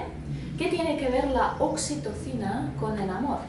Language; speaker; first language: Spanish; non-native, fluent; Russian